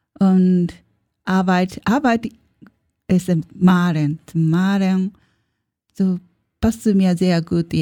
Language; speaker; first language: German; non-native, learner; Japanese